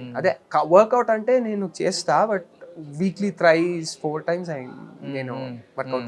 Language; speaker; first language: Telugu; non-native, learner; Kannada